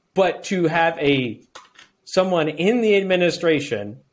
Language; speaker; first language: English; native; English